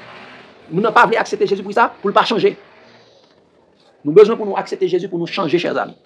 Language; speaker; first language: French; non-native, local second language; Haitian Creole